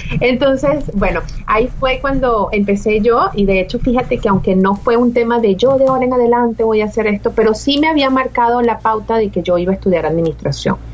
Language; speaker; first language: Spanish; native; Spanish